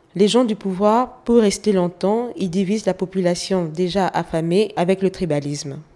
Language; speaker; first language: French; non-native, local second language; Lingala